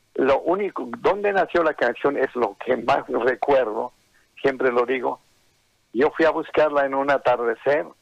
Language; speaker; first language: Spanish; native; Spanish